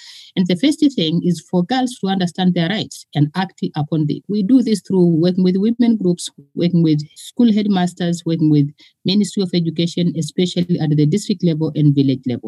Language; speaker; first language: English; non-native, local second language; Masai